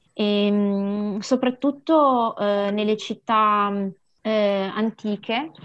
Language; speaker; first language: Italian; early bilingual, other home language; Sinhala